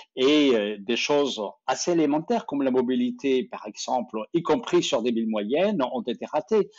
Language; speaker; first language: French; non-native, fluent; Spanish